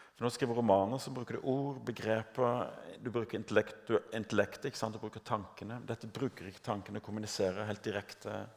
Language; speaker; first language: Norwegian; native; Norwegian